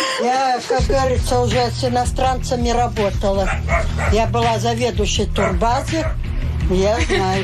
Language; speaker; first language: Russian; native; Russian